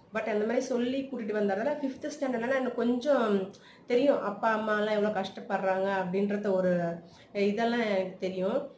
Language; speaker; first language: Tamil; non-native, local second language; Telugu